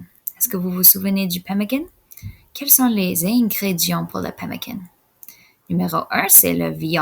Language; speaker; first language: French; non-native, local second language; English